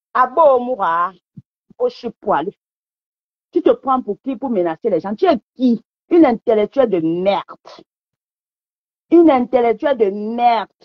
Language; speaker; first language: French; non-native, local second language; Lingala